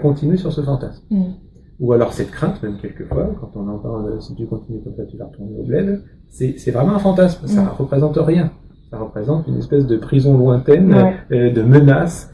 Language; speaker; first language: French; native; French